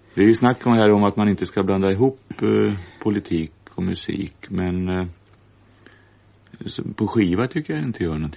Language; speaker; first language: Swedish; native; Swedish